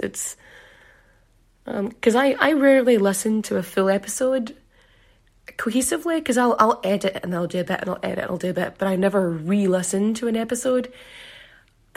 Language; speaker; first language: English; native; English